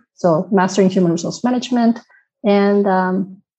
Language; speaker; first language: English; non-native, fluent; Japanese